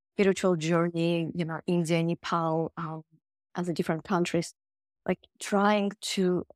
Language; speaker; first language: English; non-native, fluent; Russian